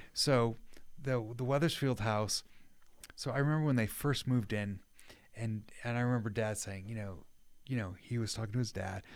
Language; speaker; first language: English; native; English